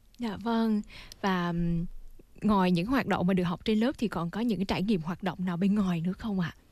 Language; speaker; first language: Vietnamese; native; Vietnamese